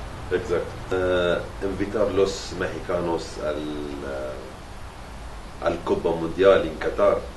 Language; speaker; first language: Spanish; non-native, learner; Arabic